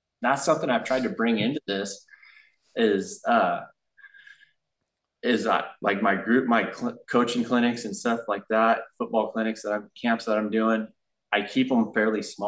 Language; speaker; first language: English; native; English